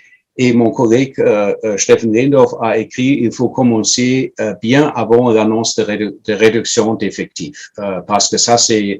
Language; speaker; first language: French; non-native, fluent; German